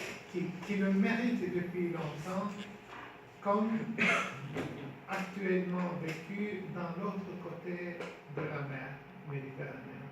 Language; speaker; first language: French; non-native, fluent; Turkish